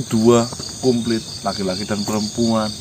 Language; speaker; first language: Indonesian; native; Indonesian